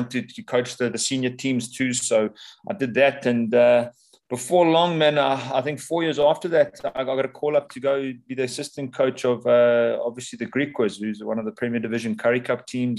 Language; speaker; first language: English; native; English